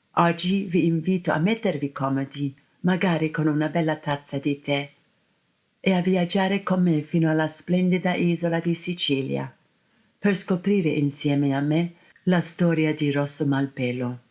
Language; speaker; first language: Italian; non-native, fluent; English